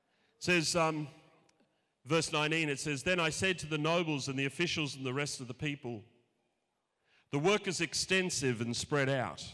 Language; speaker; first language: English; native; English